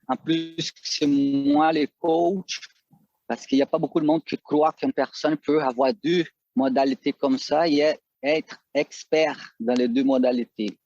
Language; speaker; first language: French; non-native, fluent; Portuguese